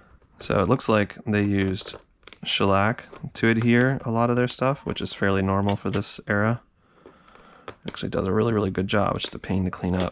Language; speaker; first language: English; native; English